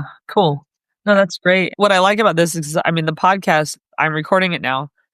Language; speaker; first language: English; native; English